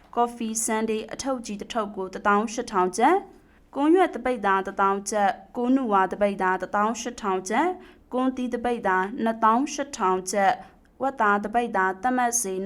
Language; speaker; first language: Burmese; non-native, local second language; Western Kayah